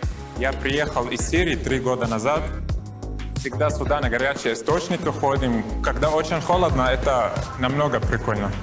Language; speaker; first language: Russian; non-native, learner; Arabic